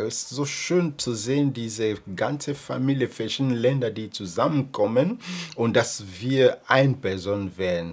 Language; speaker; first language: German; non-native, fluent; Lingala